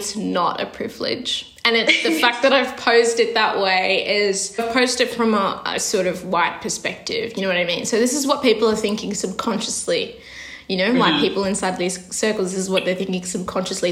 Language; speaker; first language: English; native; English